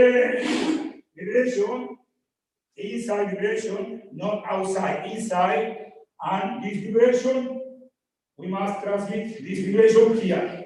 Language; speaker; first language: English; non-native, learner; Spanish